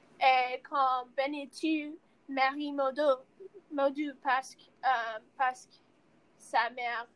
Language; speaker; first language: French; non-native, learner; English